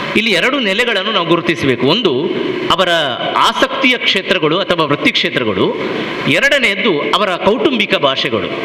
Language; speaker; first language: Kannada; non-native, local second language; Tulu